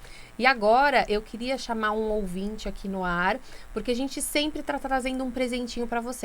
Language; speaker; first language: Portuguese; native; Portuguese